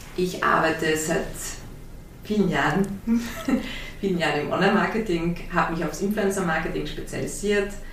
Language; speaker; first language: German; early bilingual, heritage; German